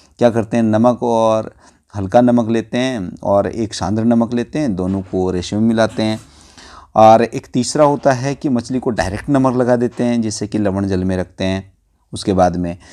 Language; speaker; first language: Hindi; native; Hindi